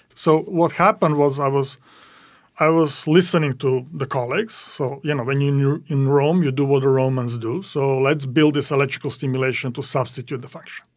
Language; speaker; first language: English; non-native, fluent; Serbian